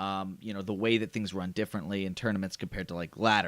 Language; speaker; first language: English; native; English